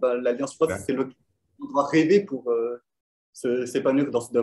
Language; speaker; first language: French; non-native, fluent; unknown